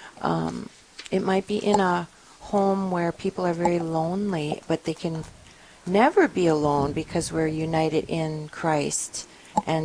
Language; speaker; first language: English; native; English